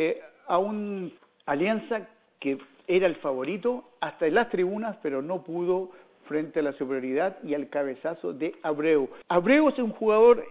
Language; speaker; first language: Spanish; native; Spanish